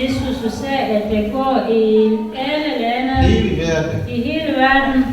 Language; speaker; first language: Danish; non-native, learner; Kinyarwanda